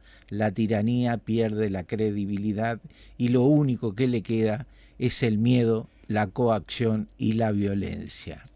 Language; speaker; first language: Spanish; native; Spanish